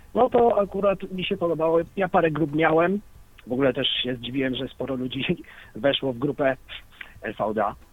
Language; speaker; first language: Polish; native; Polish